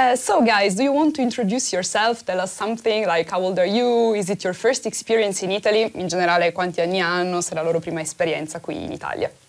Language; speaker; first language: Italian; native; Italian